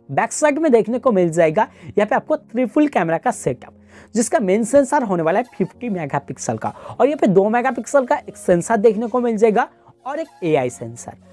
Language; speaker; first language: Hindi; non-native, local second language; Bangla